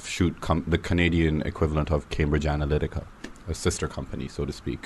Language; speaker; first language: English; non-native, local second language; Urdu